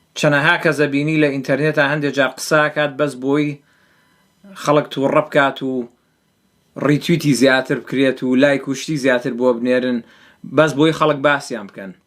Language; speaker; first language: Central Kurdish; early bilingual, heritage; Central Kurdish